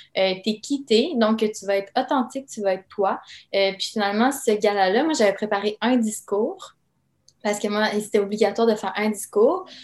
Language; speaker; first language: French; early bilingual, other home language; Serbian